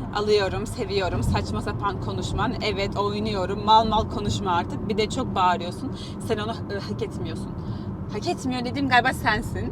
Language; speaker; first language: Turkish; native; Turkish